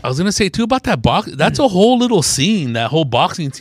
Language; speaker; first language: English; early bilingual, other home language; Spanish